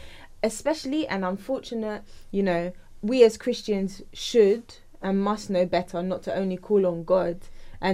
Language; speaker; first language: English; native; English